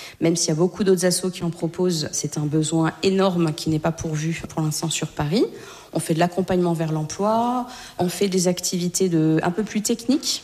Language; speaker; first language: French; native; French